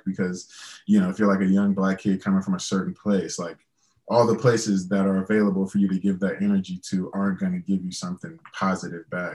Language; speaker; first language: English; native; English